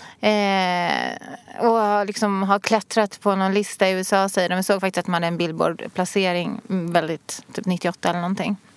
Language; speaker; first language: Swedish; native; Swedish